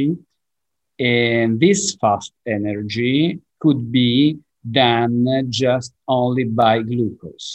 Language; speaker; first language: English; non-native, fluent; Italian